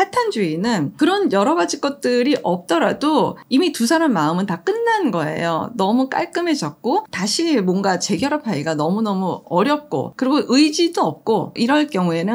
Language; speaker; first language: Korean; native; Korean